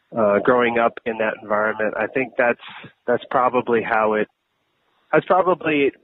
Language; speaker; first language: English; native; English